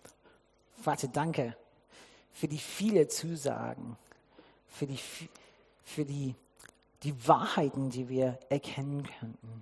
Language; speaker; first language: German; non-native, fluent; English